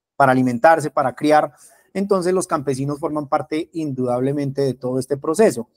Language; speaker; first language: Spanish; native; Spanish